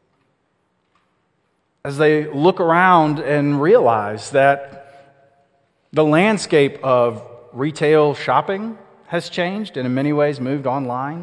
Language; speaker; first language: English; native; English